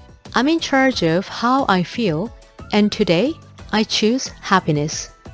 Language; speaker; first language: English; non-native, fluent; Korean